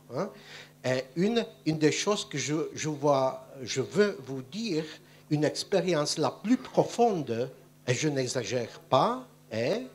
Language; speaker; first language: French; non-native, fluent; Czech